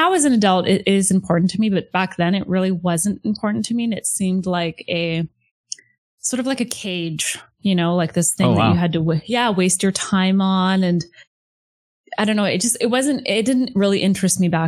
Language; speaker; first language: English; native; English